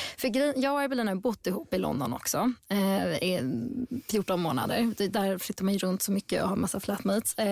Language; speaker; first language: Swedish; native; Swedish